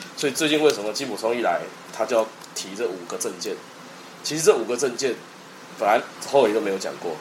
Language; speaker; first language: Chinese; native; Chinese